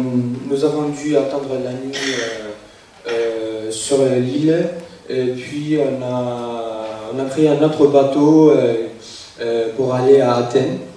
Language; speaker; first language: French; non-native, fluent; Arabic